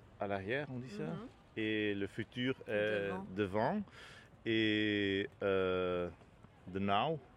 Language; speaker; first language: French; non-native, learner; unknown